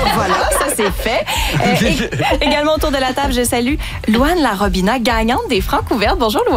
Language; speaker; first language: French; native; French